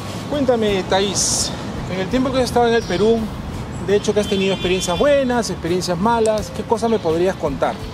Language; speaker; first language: Spanish; native; Spanish